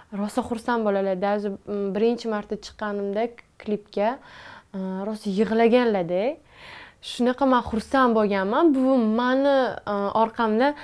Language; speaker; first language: Uzbek; non-native, local second language; Tajik